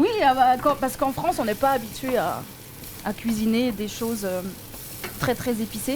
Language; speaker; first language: French; native; French